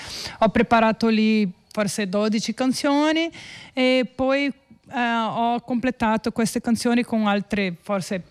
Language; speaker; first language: Italian; non-native, fluent; Portuguese